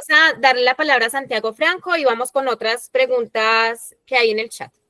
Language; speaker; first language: Spanish; native; Spanish